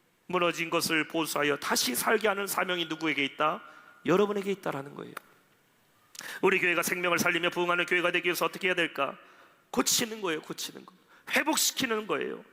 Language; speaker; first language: Korean; native; Korean